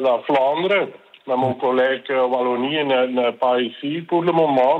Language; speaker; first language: French; non-native, local second language; Dutch